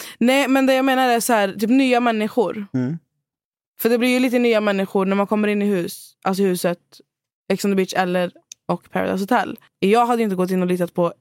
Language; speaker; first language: Swedish; native; Swedish